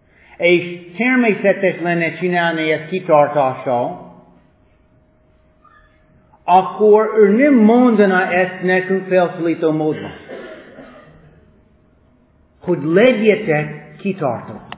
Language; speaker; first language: Hungarian; non-native, fluent; English